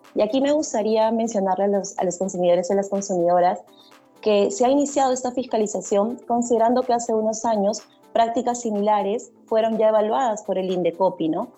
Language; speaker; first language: Spanish; native; Spanish